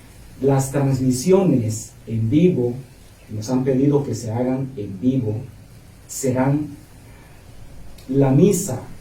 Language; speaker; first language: Spanish; native; Spanish